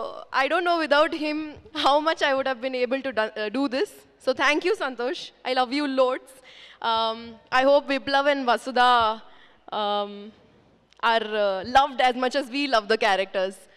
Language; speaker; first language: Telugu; non-native, local second language; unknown